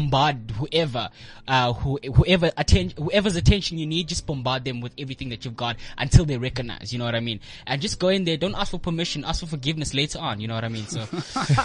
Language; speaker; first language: English; non-native, local second language; Xhosa